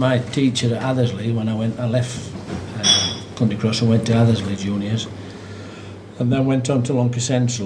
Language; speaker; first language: English; native; English